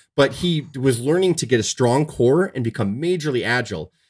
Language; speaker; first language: English; native; English